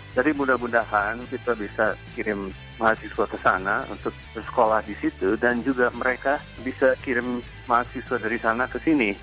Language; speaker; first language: Indonesian; non-native, fluent; English